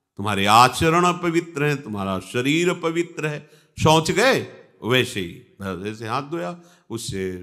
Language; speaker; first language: Hindi; native; Hindi